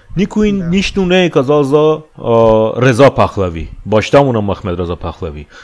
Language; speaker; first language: Bulgarian; non-native, fluent; Persian